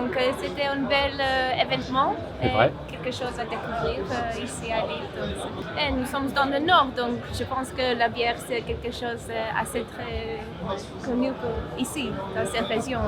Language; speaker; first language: French; non-native, learner; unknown